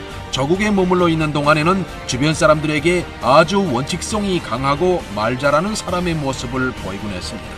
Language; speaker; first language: Korean; native; Korean